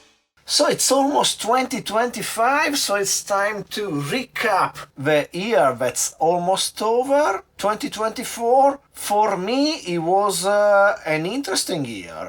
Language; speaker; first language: English; non-native, fluent; Italian